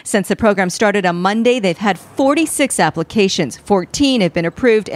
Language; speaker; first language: English; native; English